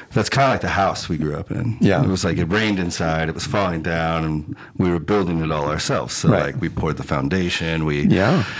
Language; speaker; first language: English; native; English